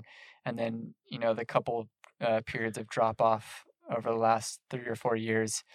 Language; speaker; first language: English; native; English